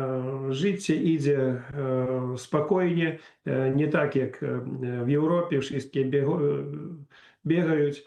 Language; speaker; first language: Polish; non-native, learner; Belarusian